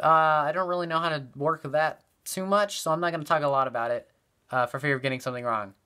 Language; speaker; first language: English; native; English